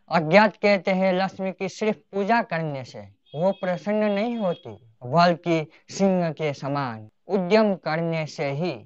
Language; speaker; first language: Hindi; native; Hindi